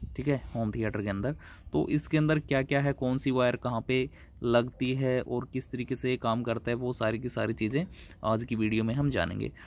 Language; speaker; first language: Hindi; native; Hindi